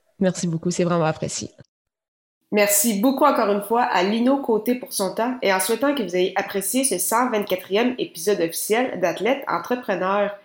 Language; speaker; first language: French; native; French